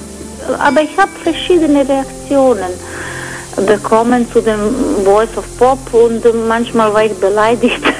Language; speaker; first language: German; non-native, fluent; Croatian